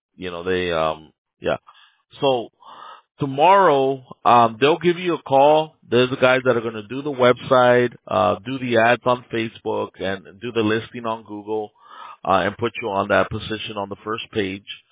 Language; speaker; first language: English; early bilingual, other home language; Spanish